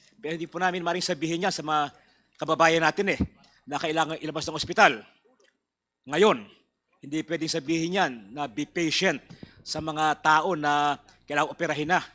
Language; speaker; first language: Filipino; native; Filipino